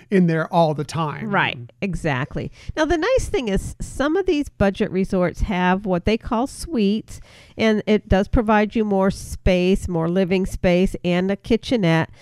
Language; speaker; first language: English; native; English